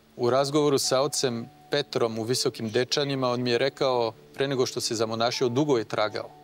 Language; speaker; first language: Croatian; non-native, fluent; French